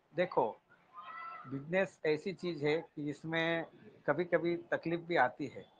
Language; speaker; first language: Hindi; non-native, local second language; Gujarati